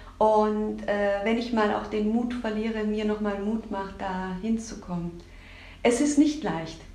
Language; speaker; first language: German; early bilingual, other home language; Turkish